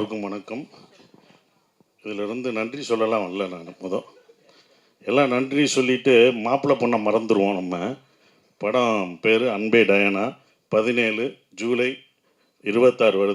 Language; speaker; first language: Tamil; native; Tamil